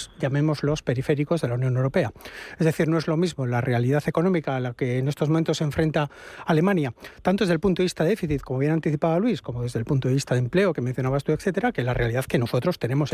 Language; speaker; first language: Spanish; native; Spanish